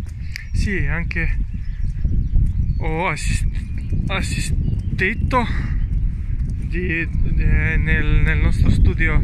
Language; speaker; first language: Italian; non-native, learner; Slovenian